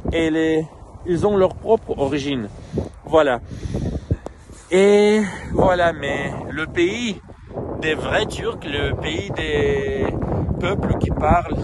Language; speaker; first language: French; non-native, fluent; Russian